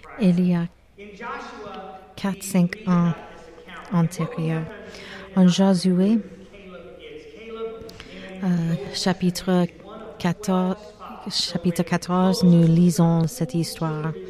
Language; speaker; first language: French; non-native, learner; English